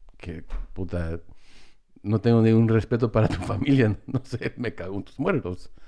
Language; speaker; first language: Spanish; early bilingual, heritage; Spanish